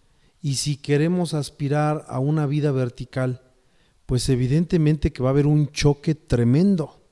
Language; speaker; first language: Spanish; native; Spanish